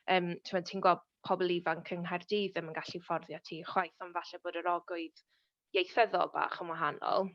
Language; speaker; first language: Welsh; native; Welsh